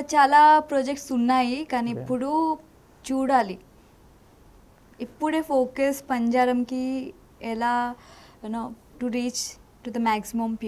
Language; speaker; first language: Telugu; non-native, local second language; Odia